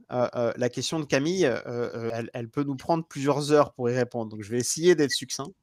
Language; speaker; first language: French; native; French